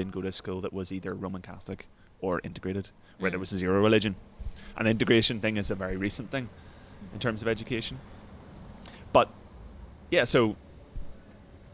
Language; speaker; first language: English; native; English